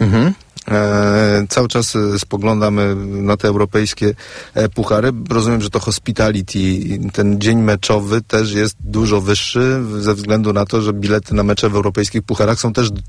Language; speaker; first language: Polish; native; Polish